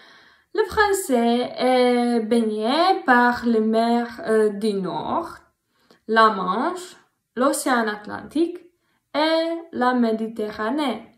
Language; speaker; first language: French; non-native, learner; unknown